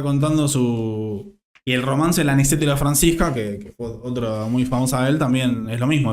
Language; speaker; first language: Spanish; native; Spanish